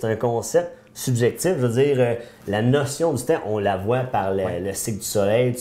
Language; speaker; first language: French; native; French